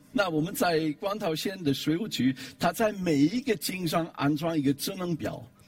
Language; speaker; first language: Chinese; non-native, fluent; German